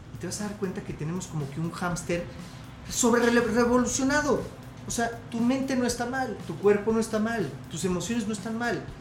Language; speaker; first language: Spanish; early bilingual, other home language; English